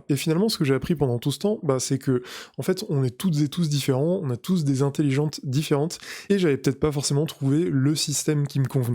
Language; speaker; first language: French; native; French